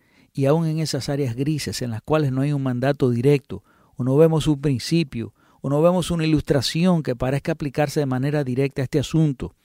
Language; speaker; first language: Spanish; native; Spanish